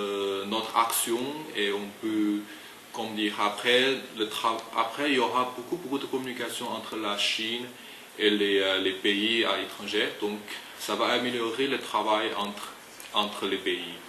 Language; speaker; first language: French; non-native, learner; Chinese